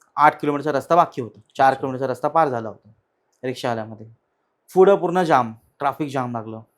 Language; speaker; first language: Marathi; native; Marathi